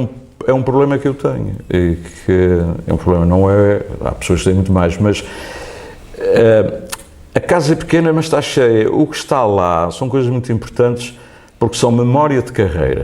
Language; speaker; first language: Portuguese; native; Portuguese